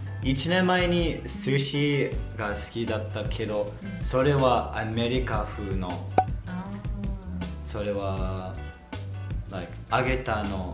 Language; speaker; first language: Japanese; non-native, learner; English